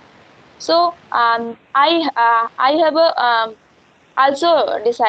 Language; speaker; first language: English; non-native, learner; Hindi